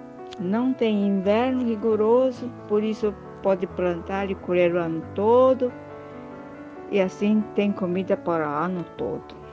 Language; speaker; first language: Portuguese; early bilingual, other home language; Japanese